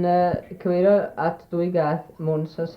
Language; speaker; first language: Welsh; native; Welsh